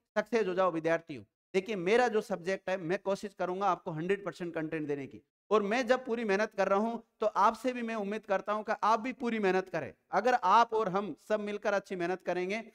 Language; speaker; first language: Hindi; native; Hindi